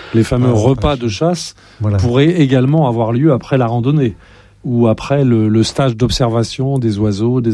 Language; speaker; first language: French; native; French